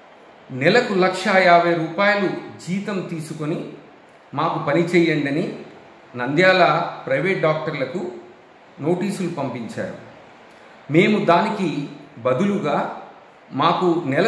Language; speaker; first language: Telugu; native; Telugu